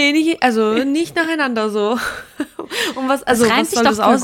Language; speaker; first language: German; early bilingual, other home language; Russian